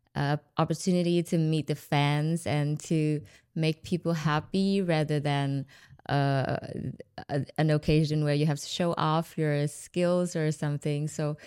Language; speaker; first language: English; non-native, fluent; Vietnamese